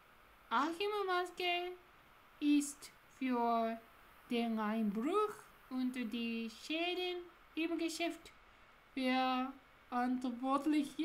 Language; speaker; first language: German; non-native, learner; Japanese